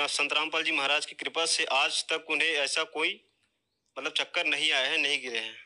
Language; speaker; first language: Hindi; native; Hindi